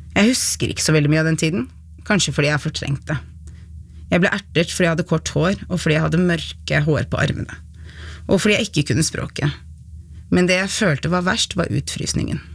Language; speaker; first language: Norwegian; early bilingual, other home language; Arabic